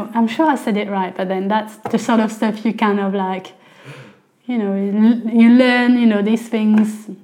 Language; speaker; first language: English; non-native, fluent; French